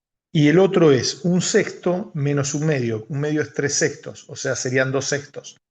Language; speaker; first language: Spanish; native; Spanish